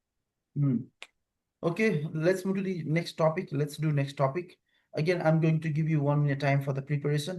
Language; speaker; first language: English; non-native, fluent; Nepali